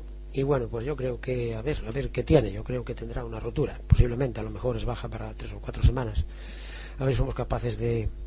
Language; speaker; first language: Spanish; native; Spanish